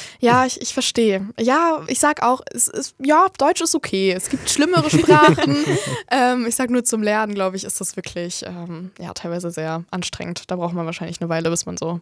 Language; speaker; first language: German; native; German